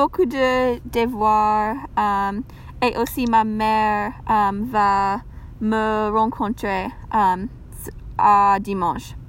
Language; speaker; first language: French; non-native, learner; English